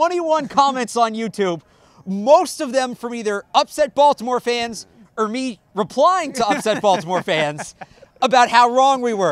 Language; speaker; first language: English; native; English